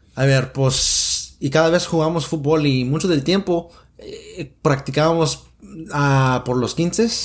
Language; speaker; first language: Spanish; early bilingual, heritage; Spanish